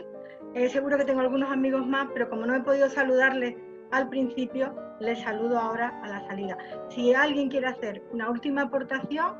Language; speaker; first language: Spanish; native; Spanish